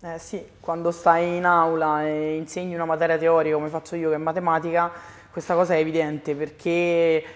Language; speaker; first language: Italian; native; Italian